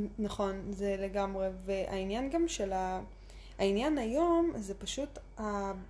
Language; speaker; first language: Hebrew; early bilingual, other home language; Russian